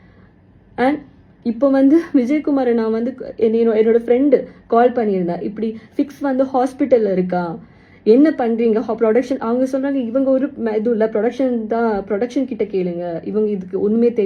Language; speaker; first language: Tamil; non-native, local second language; Malayalam